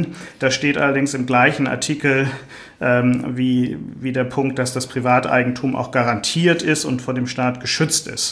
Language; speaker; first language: German; native; German